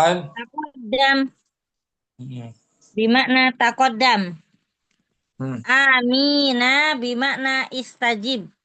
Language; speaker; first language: Arabic; non-native, learner; Indonesian